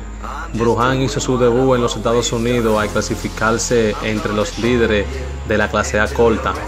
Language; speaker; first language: Spanish; native; Spanish